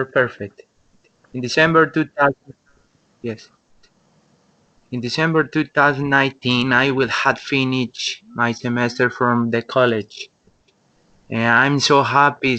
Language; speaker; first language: English; non-native, learner; Spanish